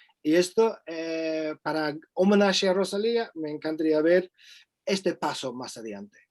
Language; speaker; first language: Galician; non-native, fluent; English